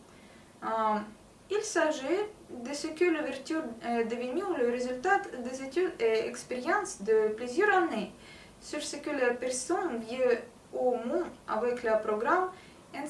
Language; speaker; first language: French; non-native, learner; Russian